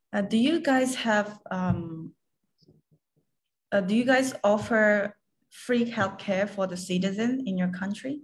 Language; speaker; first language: English; non-native, fluent; Khmer